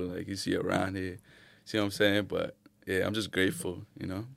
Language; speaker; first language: English; early bilingual, other home language; Arabic